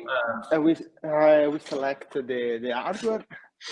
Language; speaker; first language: English; non-native, learner; Italian